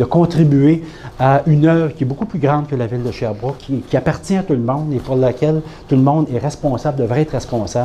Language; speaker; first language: French; native; French